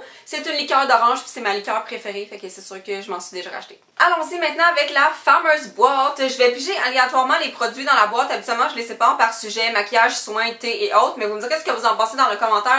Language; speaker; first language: French; native; French